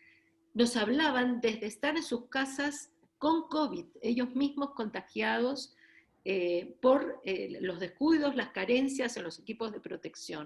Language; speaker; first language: Spanish; native; Spanish